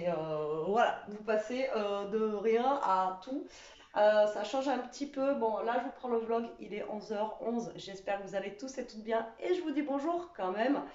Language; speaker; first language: French; native; French